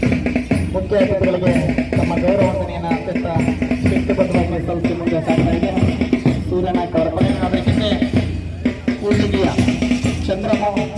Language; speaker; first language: Kannada; native; Kannada